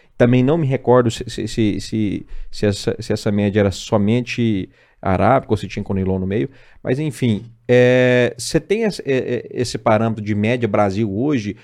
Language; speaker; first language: Portuguese; native; Portuguese